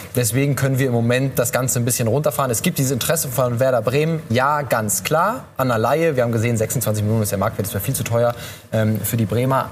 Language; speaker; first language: German; native; German